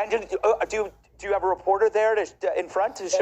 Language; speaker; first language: English; native; English